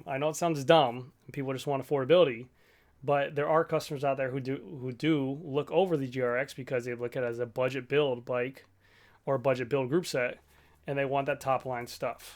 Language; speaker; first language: English; native; English